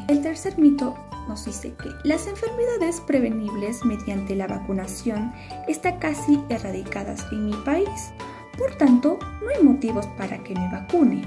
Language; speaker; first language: Spanish; native; Spanish